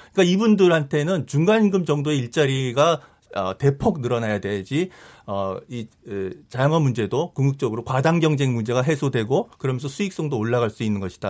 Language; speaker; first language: Korean; native; Korean